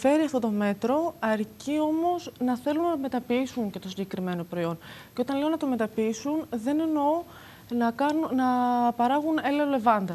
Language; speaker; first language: Greek; native; Greek